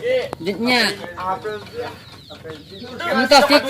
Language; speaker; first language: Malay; non-native, local second language; Sundanese